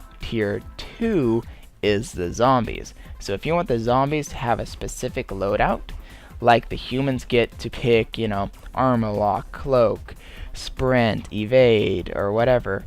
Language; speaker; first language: English; native; English